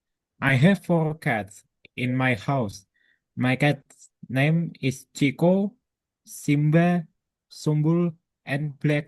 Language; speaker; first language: English; non-native, learner; Indonesian